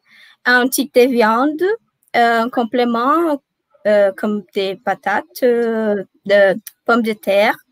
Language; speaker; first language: French; non-native, learner; Portuguese